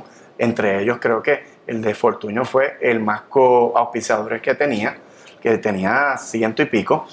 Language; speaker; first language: Spanish; native; Spanish